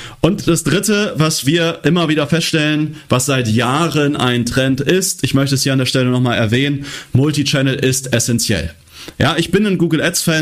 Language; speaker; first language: German; native; German